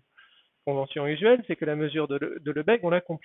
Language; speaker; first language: French; native; French